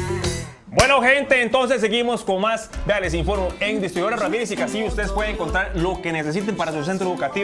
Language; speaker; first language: Spanish; native; Spanish